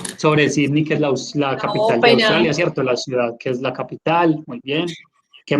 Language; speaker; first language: Spanish; native; Spanish